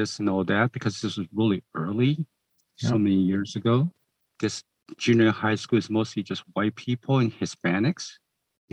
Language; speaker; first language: English; non-native, fluent; Chinese